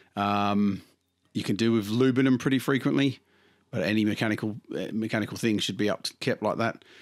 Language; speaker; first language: English; native; English